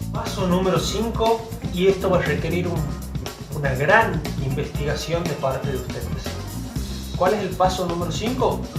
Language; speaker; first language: Spanish; native; Spanish